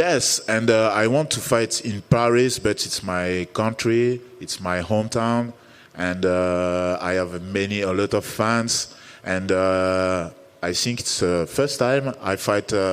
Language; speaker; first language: English; non-native, learner; French